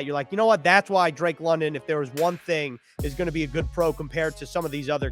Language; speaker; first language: English; native; English